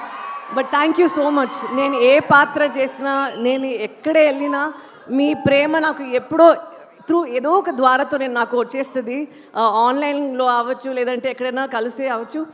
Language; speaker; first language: Telugu; non-native, local second language; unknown